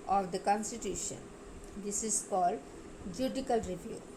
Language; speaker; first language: English; non-native, local second language; Hindi